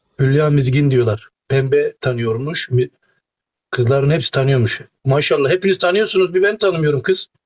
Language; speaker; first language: Turkish; native; Turkish